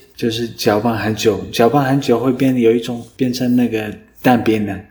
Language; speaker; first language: Chinese; non-native, learner; Kurdish